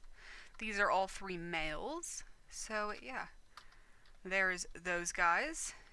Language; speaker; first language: English; native; English